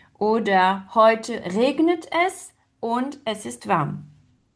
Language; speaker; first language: German; non-native, fluent; French